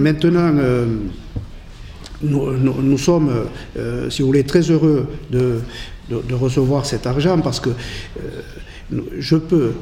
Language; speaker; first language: French; native; French